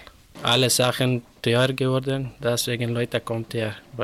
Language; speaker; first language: German; non-native, learner; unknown